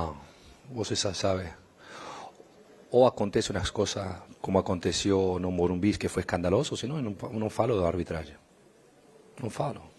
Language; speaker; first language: Portuguese; non-native, fluent; Spanish